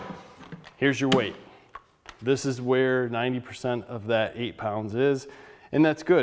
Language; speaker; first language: English; native; English